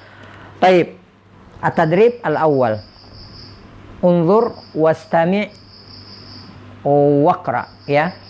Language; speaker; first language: Arabic; non-native, fluent; Indonesian